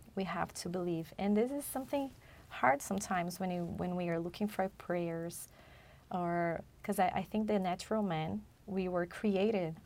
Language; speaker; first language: English; non-native, fluent; Chinese